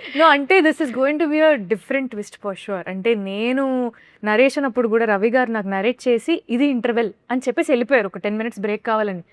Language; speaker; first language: Telugu; native; Telugu